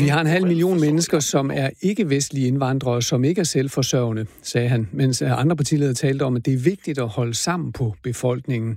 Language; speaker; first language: Danish; native; Danish